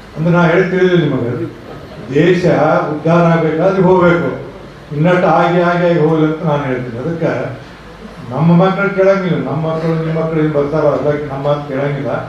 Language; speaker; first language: Kannada; native; Kannada